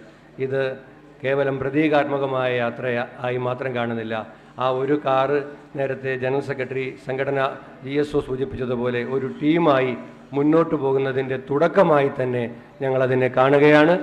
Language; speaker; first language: Malayalam; native; Malayalam